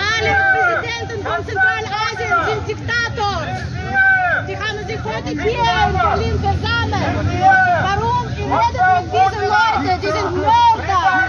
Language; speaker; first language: German; non-native, fluent; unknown